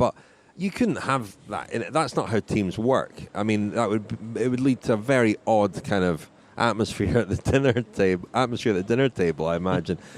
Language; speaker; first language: English; native; English